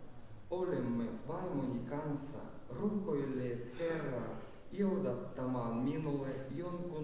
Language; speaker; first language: Finnish; non-native, learner; Russian